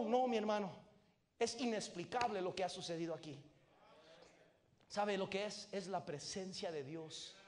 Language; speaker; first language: Spanish; native; Spanish